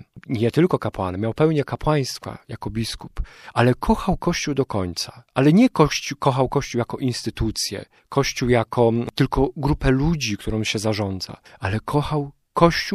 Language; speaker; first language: Polish; native; Polish